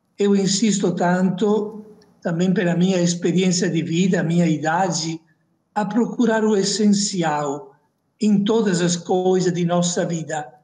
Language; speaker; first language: Portuguese; non-native, fluent; Italian